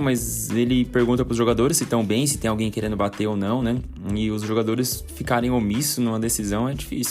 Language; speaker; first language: Portuguese; native; Portuguese